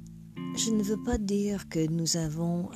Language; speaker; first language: French; non-native, fluent; English